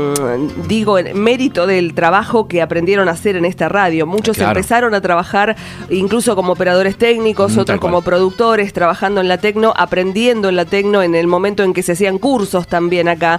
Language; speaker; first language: Spanish; native; Spanish